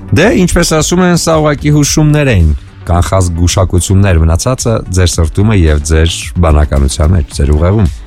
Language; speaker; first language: Armenian; native; Armenian